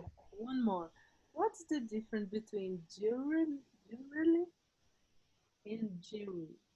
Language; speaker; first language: English; non-native, learner; Portuguese